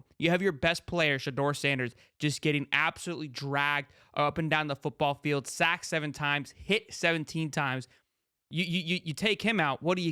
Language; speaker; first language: English; native; English